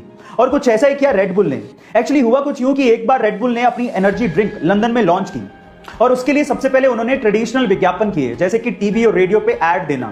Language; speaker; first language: Hindi; native; Hindi